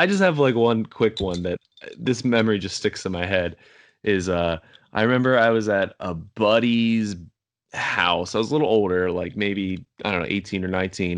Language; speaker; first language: English; native; English